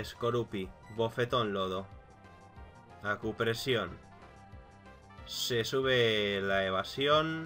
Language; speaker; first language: Spanish; native; Spanish